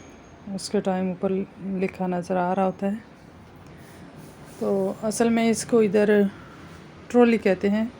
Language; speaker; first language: Hindi; native; Hindi